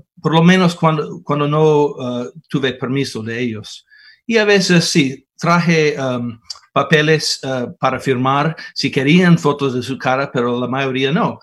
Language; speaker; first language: Spanish; non-native, fluent; English